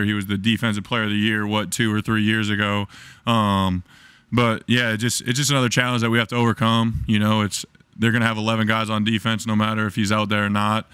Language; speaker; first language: English; native; English